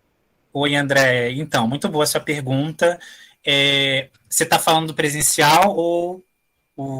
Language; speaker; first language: Portuguese; native; Portuguese